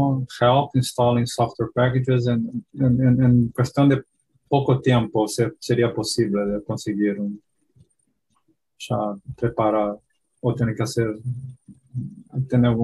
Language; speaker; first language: Spanish; non-native, fluent; Portuguese